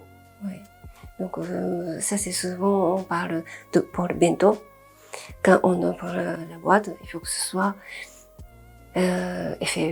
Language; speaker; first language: French; non-native, fluent; Japanese